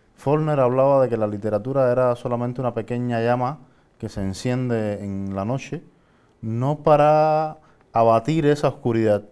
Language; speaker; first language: Spanish; native; Spanish